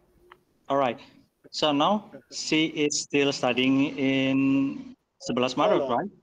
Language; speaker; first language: English; non-native, learner; Indonesian